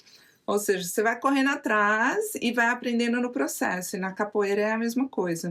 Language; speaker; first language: Portuguese; native; Portuguese